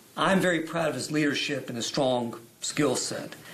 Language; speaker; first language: English; native; English